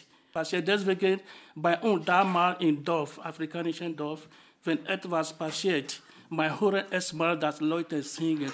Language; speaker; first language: German; non-native, fluent; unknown